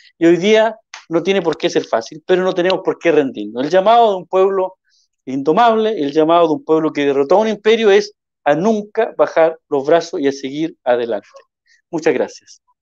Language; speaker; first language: Spanish; native; Spanish